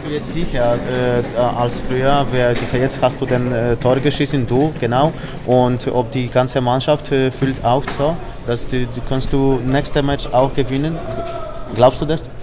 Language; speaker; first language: German; non-native, learner; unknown